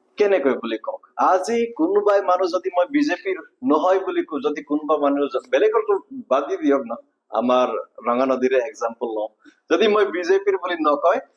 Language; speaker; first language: Assamese; non-native, local second language; Nepali